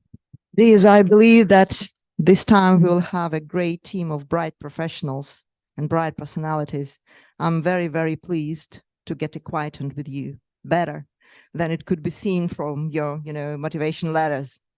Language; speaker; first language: English; non-native, fluent; Russian